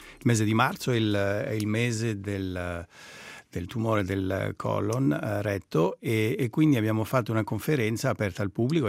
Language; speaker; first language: Italian; non-native, fluent; Greek